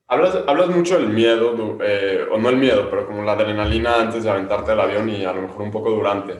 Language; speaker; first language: Spanish; native; Spanish